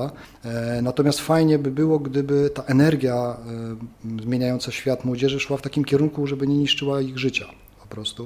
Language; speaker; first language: Polish; native; Polish